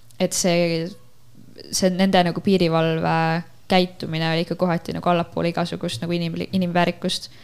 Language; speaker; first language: Estonian; native; Estonian